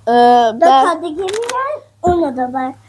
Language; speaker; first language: Persian; non-native, learner; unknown